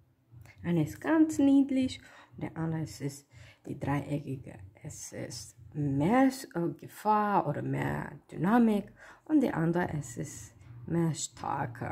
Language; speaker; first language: German; non-native, learner; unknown